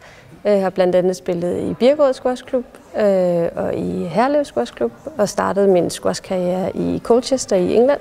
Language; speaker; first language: Danish; native; Danish